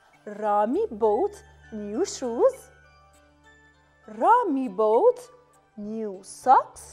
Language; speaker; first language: English; non-native, fluent; Arabic